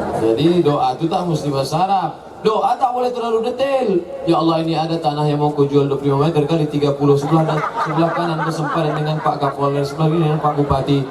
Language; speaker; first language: Indonesian; native; Indonesian